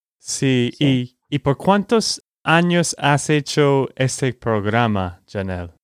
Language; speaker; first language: Spanish; non-native, fluent; English